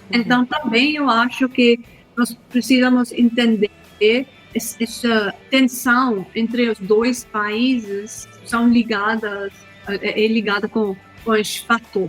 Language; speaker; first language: Portuguese; non-native, fluent; Hindi